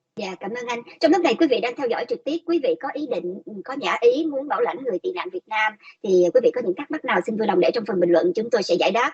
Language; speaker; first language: Vietnamese; native; Vietnamese